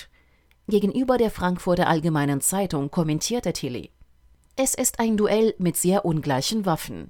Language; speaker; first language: German; native; German